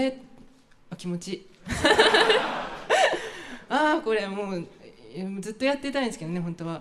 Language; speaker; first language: Japanese; native; Japanese